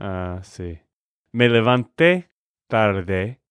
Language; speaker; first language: Spanish; non-native, learner; English